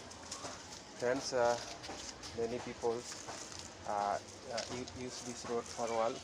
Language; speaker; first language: English; non-native, learner; Bangla